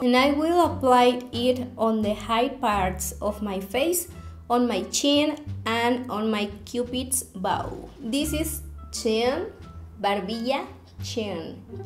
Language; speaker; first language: English; non-native, learner; Spanish